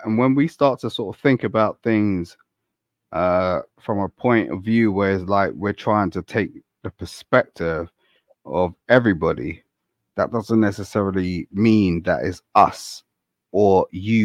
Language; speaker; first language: English; native; English